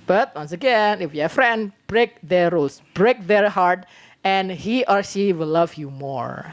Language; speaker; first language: English; non-native, learner; Indonesian